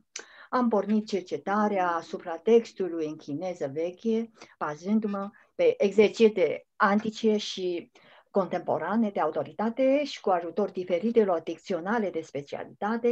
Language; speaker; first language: Romanian; non-native, fluent; Chinese